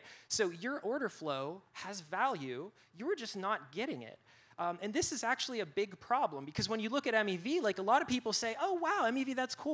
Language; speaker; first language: English; native; English